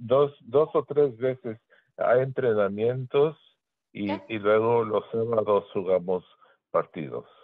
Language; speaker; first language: Spanish; early bilingual, heritage; Spanish